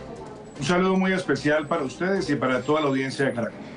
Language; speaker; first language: Spanish; native; Spanish